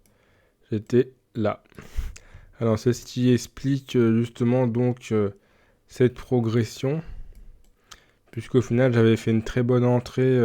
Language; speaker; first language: French; native; French